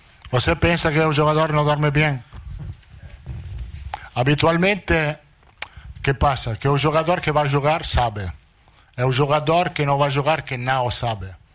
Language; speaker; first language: Portuguese; non-native, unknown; Italian